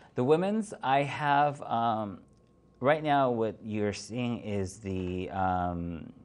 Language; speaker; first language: English; native; English